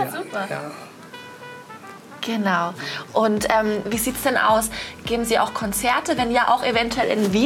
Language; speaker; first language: German; native; German